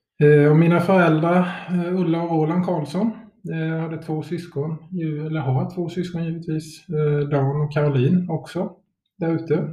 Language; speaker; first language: Swedish; native; Swedish